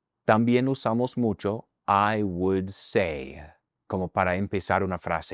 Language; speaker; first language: Spanish; non-native, fluent; English